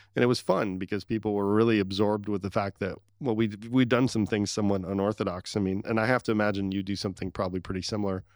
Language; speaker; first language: English; early bilingual, other home language; Arabic